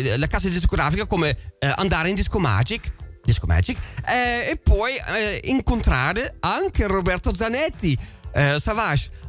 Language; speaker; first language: Italian; non-native, fluent; Dutch